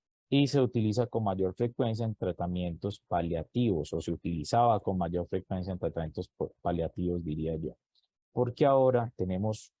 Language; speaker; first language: Spanish; native; Spanish